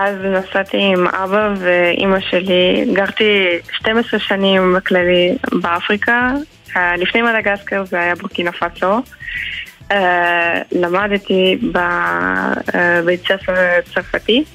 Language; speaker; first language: Hebrew; early bilingual, heritage; Hebrew